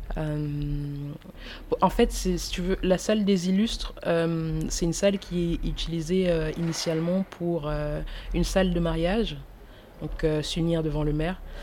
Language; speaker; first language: French; early bilingual, other home language; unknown